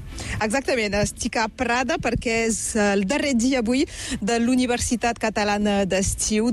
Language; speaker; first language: Catalan; native; Catalan